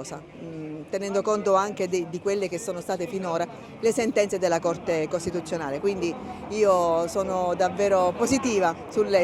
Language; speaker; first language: Italian; native; Italian